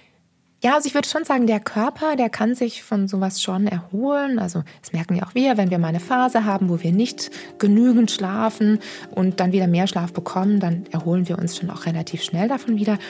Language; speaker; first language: German; native; German